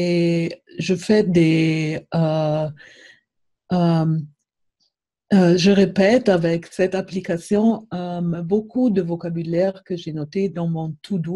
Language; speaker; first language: French; non-native, fluent; German